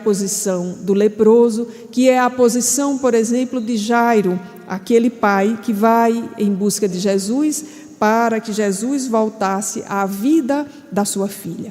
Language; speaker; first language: Portuguese; native; Portuguese